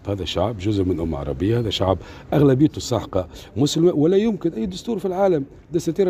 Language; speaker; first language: Arabic; native; Arabic